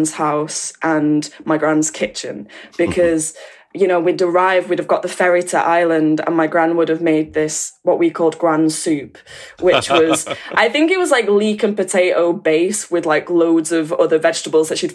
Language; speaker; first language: English; native; English